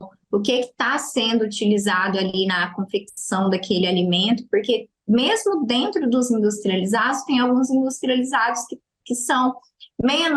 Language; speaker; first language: Portuguese; native; Portuguese